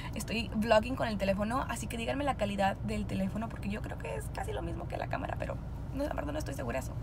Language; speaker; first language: Spanish; early bilingual, heritage; Spanish